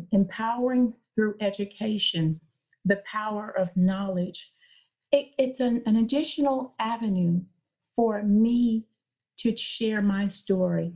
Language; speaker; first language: English; native; English